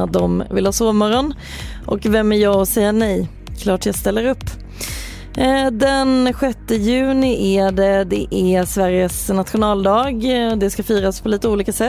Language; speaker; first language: Swedish; native; Swedish